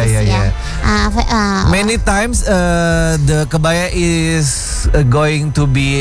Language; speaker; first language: English; non-native, learner; Indonesian